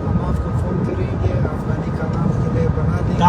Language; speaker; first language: Hindi; non-native, learner; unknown